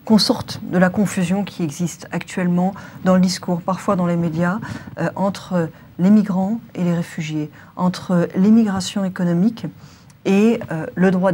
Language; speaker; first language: French; native; French